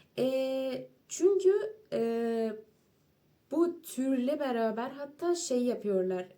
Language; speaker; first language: Turkish; non-native, fluent; Persian